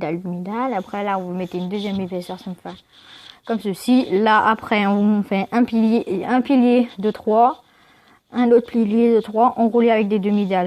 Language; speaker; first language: French; native; French